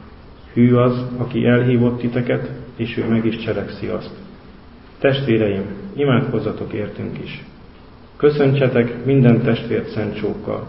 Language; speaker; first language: Hungarian; native; Hungarian